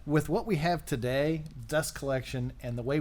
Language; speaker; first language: English; native; English